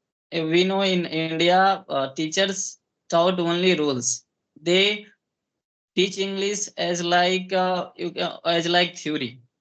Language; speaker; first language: English; non-native, local second language; Hindi